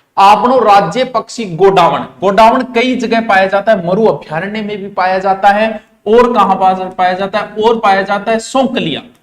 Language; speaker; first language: Hindi; native; Hindi